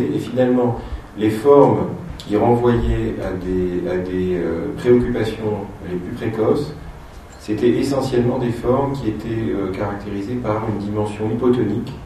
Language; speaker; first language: French; native; French